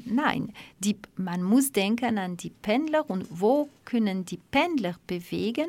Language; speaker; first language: German; non-native, fluent; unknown